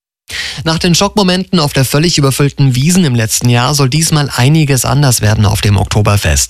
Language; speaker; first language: German; native; German